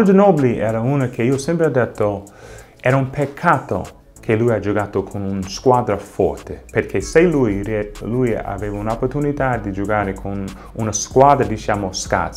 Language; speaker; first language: Italian; non-native, fluent; English